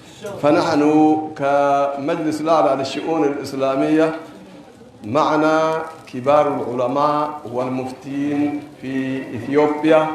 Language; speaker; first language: Arabic; non-native, fluent; Oromo